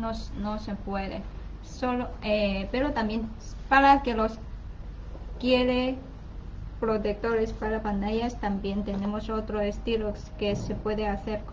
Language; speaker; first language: Spanish; non-native, learner; Chinese